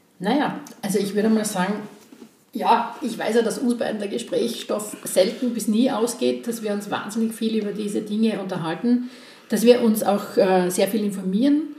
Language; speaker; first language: German; native; German